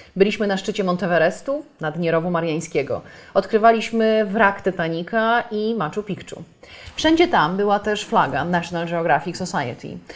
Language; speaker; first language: Polish; native; Polish